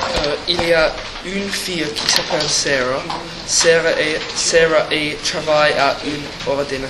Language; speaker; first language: French; non-native, learner; English